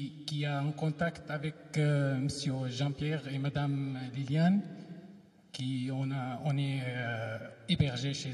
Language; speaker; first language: French; non-native, learner; Arabic